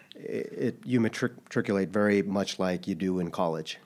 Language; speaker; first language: English; early bilingual, other home language; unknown